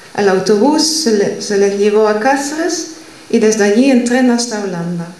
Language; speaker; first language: Spanish; non-native, fluent; Dutch